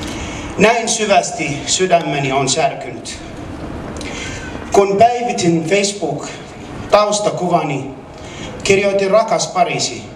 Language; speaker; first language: Finnish; non-native, fluent; Arabic